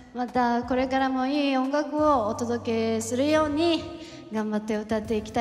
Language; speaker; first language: Japanese; non-native, fluent; Korean